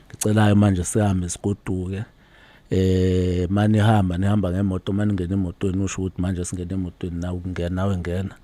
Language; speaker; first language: Zulu; native; Zulu